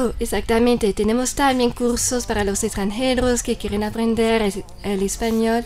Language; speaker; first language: Spanish; non-native, fluent; French